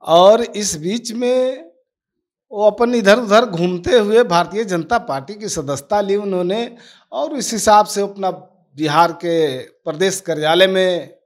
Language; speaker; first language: Hindi; native; Hindi